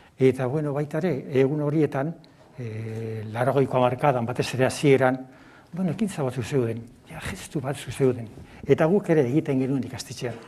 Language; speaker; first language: Basque; non-native, local second language; Spanish